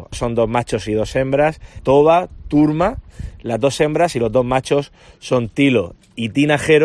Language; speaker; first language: Spanish; native; Spanish